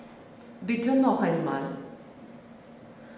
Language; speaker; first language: German; non-native, fluent; Russian